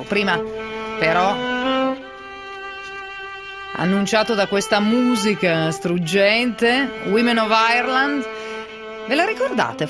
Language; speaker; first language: Italian; native; Italian